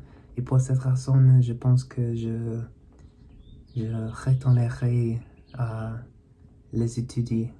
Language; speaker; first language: French; non-native, learner; English